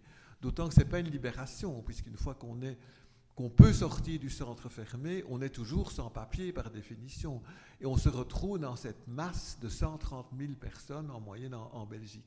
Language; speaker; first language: French; native; French